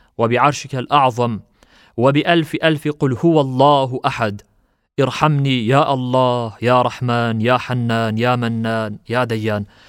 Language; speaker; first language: Arabic; non-native, fluent; Turkish